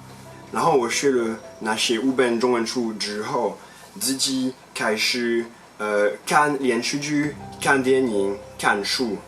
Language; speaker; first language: Chinese; non-native, fluent; French